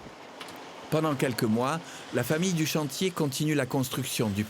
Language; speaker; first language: French; native; French